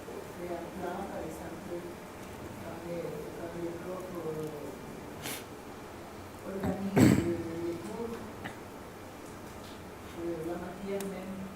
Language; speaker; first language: French; non-native, fluent; Spanish